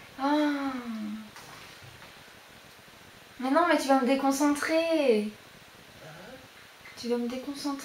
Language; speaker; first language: French; native; French